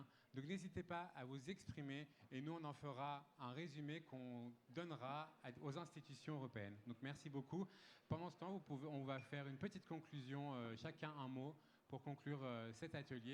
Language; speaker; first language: French; native; French